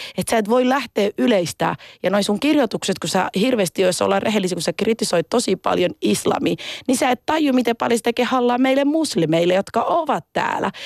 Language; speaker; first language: Finnish; early bilingual, other home language; Somali